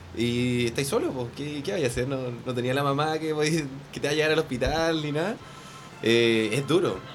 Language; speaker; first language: Spanish; native; Spanish